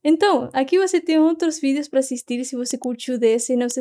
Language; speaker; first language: Portuguese; non-native, fluent; Spanish